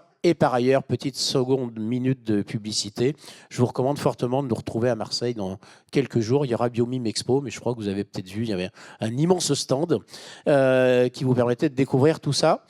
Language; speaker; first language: French; native; French